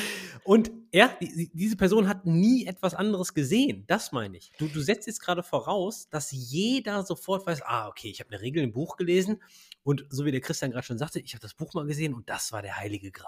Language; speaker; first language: German; native; German